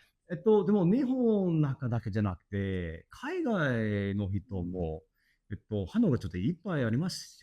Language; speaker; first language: Japanese; non-native, learner; English